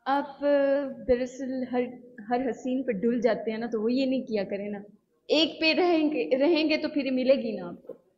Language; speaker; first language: Urdu; native; Urdu